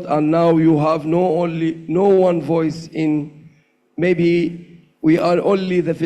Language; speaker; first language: English; non-native, learner; Arabic